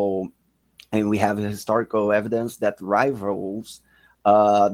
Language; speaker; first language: English; non-native, fluent; Portuguese